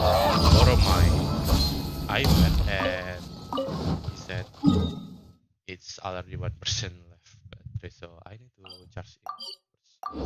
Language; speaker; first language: English; non-native, learner; Indonesian